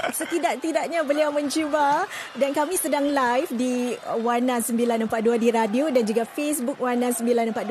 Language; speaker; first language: Malay; native; Malay